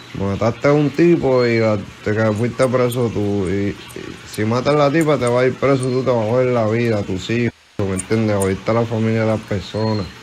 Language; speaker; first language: Spanish; native; Spanish